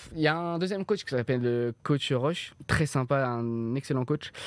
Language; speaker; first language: French; native; French